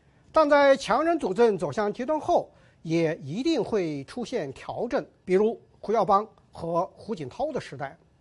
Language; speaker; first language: Chinese; native; Chinese